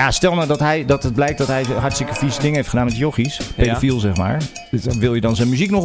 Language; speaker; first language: Dutch; native; Dutch